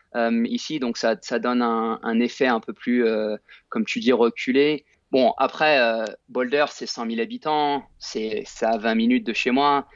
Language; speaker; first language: French; native; French